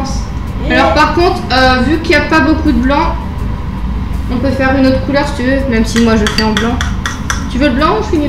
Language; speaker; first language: French; native; French